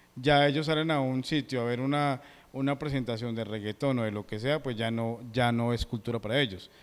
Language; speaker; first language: Spanish; native; Spanish